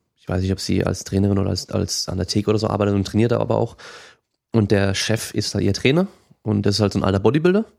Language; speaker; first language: German; native; German